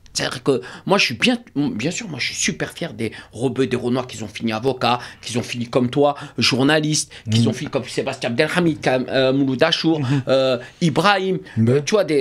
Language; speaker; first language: French; native; French